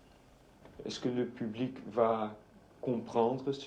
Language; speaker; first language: French; non-native, fluent; Dutch